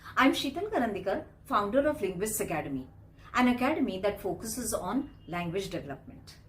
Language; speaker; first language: English; non-native, local second language; Marathi